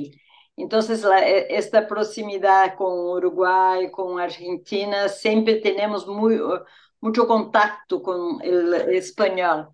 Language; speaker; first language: Spanish; non-native, fluent; Portuguese